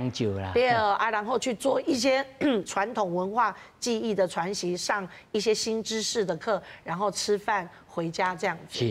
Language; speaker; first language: Chinese; native; Chinese